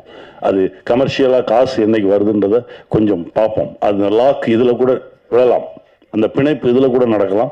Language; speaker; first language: Tamil; native; Tamil